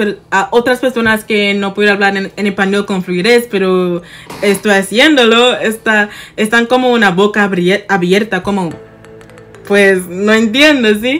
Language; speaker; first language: Spanish; non-native, fluent; English